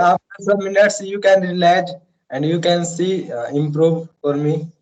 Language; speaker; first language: English; non-native, learner; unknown